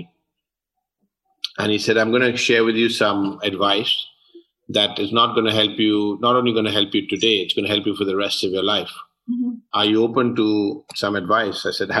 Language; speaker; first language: English; native; English